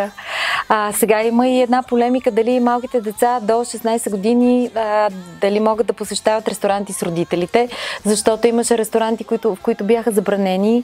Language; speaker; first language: Bulgarian; native; Bulgarian